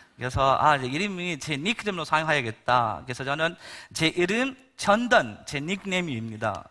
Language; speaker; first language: Korean; non-native, fluent; Bangla